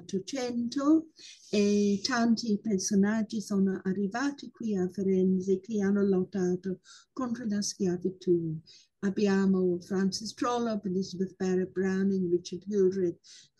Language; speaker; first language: Italian; non-native, fluent; English